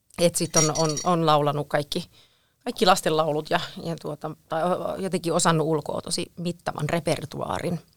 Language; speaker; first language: Finnish; native; Finnish